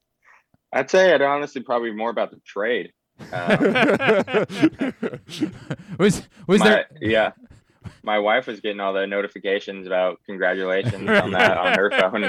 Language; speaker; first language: English; native; English